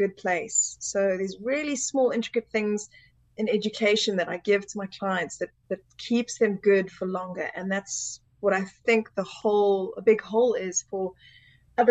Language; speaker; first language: English; native; English